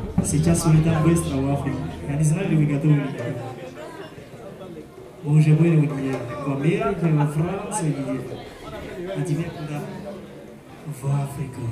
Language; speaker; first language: Russian; non-native, learner; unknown